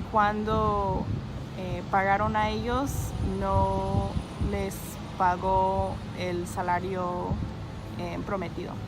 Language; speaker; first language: Spanish; non-native, fluent; English